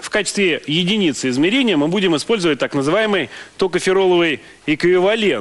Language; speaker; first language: Russian; native; Russian